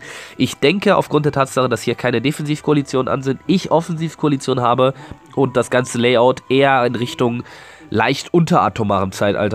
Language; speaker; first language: German; native; German